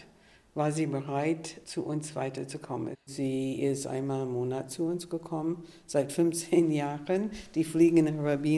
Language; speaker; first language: German; non-native, fluent; English